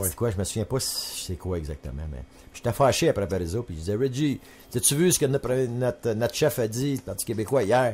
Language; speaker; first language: French; native; French